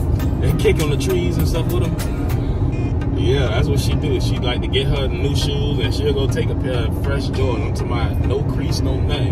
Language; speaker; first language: English; native; English